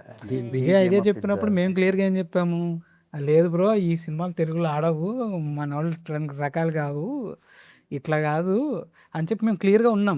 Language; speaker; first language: Telugu; native; Telugu